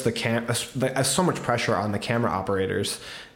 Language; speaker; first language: English; native; English